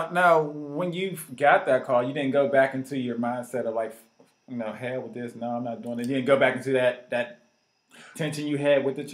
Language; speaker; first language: English; native; English